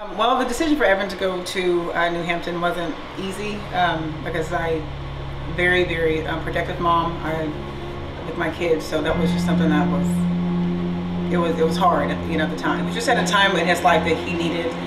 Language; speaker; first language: English; native; English